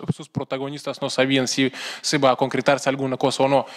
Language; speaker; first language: Spanish; non-native, fluent; Russian